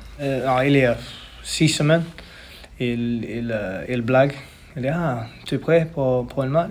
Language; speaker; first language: French; non-native, learner; English